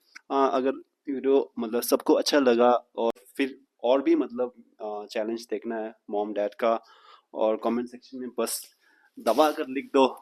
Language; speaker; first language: Hindi; non-native, local second language; Tibetan